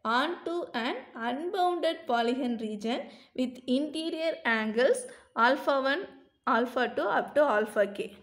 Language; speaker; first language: English; non-native, local second language; Tamil